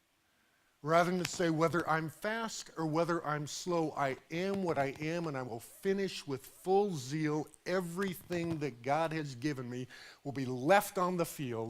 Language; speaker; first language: English; native; English